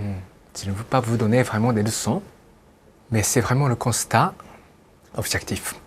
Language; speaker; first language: French; non-native, fluent; Japanese